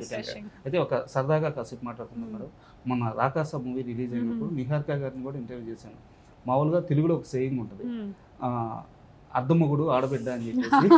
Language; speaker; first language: Telugu; native; Telugu